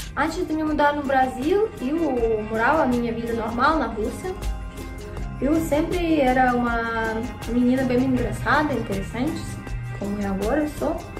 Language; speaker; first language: Portuguese; non-native, learner; Russian